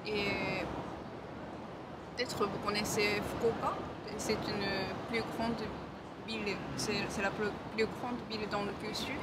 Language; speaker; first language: French; non-native, fluent; Japanese